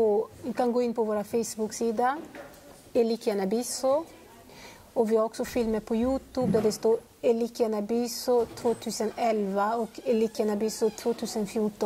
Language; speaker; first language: Swedish; non-native, fluent; Lingala